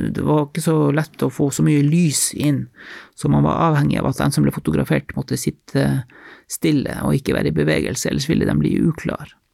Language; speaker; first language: Norwegian; native; Norwegian